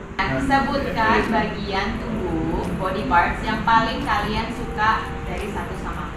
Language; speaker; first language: Indonesian; native; Indonesian